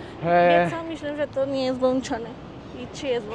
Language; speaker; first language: Polish; non-native, learner; Spanish